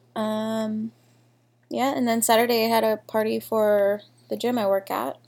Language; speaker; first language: English; native; English